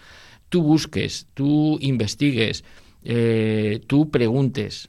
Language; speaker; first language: Spanish; native; Spanish